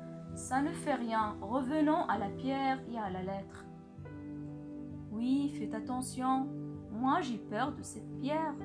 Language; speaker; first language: French; non-native, local second language; Arabic